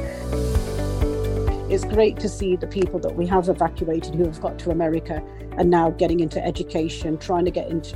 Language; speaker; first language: English; native; English